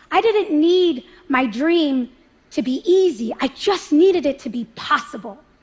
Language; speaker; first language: English; native; English